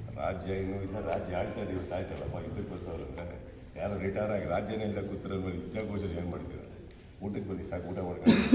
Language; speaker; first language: Kannada; native; Kannada